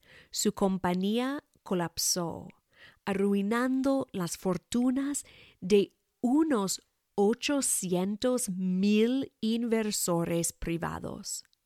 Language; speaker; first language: Spanish; non-native, fluent; English